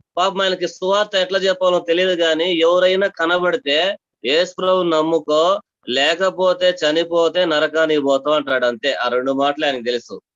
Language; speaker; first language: Telugu; non-native, local second language; Tamil